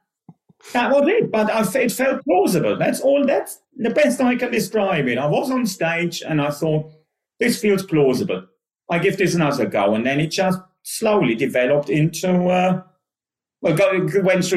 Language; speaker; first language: English; non-native, fluent; German